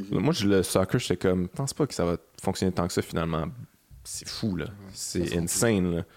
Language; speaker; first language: French; native; French